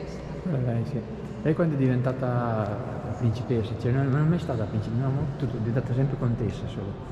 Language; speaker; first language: Italian; native; Italian